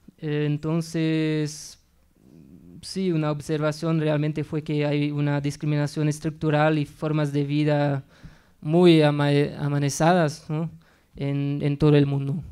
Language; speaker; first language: Spanish; non-native, fluent; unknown